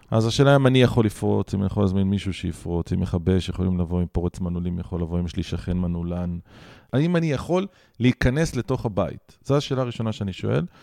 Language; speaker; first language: Hebrew; native; Hebrew